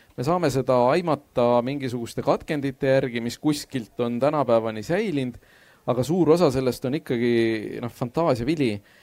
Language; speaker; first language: Estonian; native; Estonian